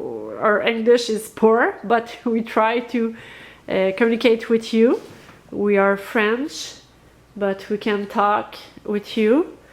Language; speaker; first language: English; non-native, learner; French